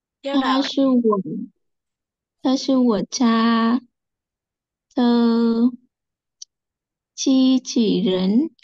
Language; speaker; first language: Chinese; non-native, learner; Vietnamese